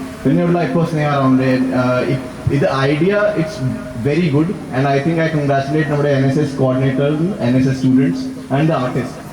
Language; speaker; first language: Malayalam; non-native, fluent; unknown